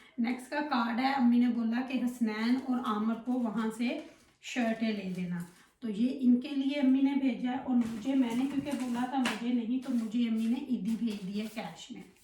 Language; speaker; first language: Urdu; native; Urdu